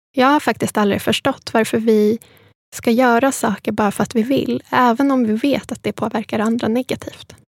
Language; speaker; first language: Swedish; early bilingual, other home language; Spanish